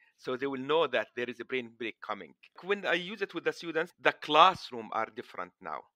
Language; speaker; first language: English; non-native, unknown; Arabic